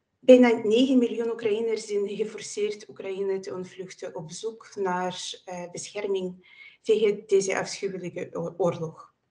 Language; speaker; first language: Dutch; non-native, fluent; Ukrainian